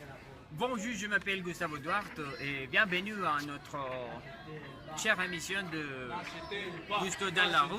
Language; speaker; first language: French; non-native, learner; Spanish